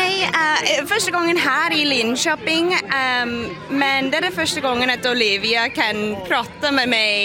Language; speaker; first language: Swedish; non-native, fluent; English